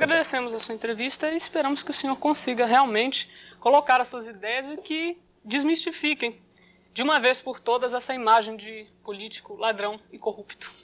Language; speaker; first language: Portuguese; native; Portuguese